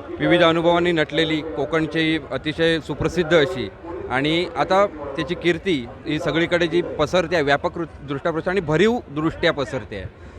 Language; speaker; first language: Marathi; native; Marathi